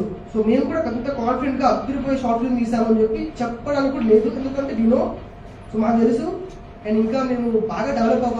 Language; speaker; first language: Telugu; native; Telugu